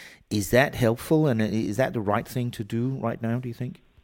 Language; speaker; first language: English; non-native, fluent; Danish